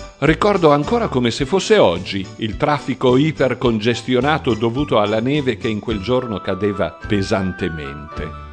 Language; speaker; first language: Italian; native; Italian